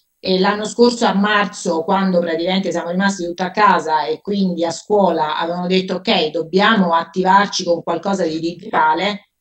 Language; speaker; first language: Italian; native; Italian